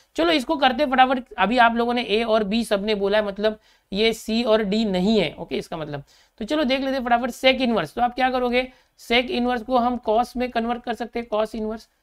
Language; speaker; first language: Hindi; native; Hindi